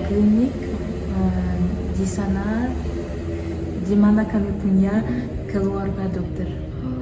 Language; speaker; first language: Indonesian; non-native, learner; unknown